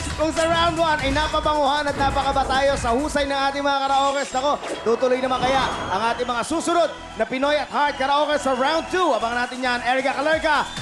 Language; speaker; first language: Filipino; native; Filipino